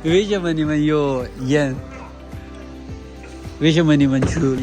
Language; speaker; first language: Chinese; non-native, learner; Urdu